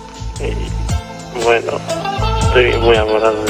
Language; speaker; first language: Spanish; non-native, learner; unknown